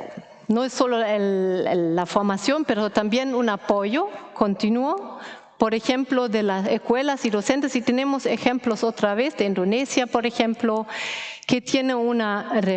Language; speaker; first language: Spanish; non-native, fluent; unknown